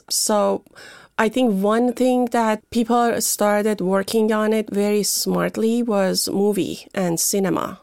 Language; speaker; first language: English; non-native, fluent; Persian